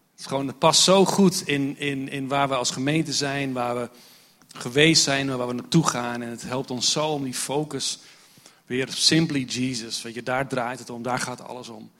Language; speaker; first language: Dutch; non-native, fluent; English